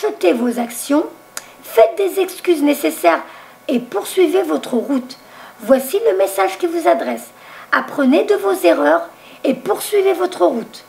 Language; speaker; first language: French; native; French